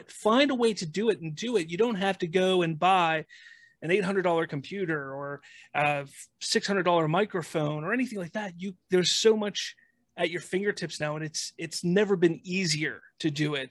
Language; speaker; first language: English; native; English